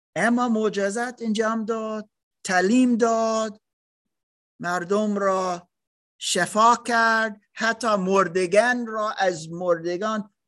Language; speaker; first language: Persian; non-native, learner; German